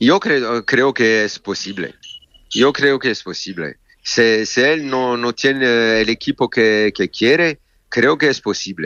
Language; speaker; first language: Spanish; non-native, learner; French